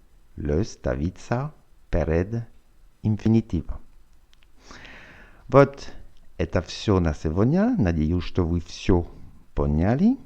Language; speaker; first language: Russian; non-native, fluent; French